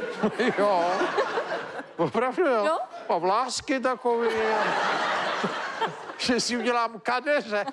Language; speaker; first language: Czech; native; Czech